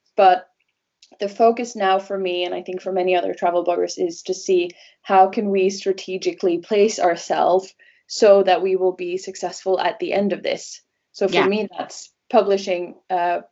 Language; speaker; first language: English; non-native, fluent; Norwegian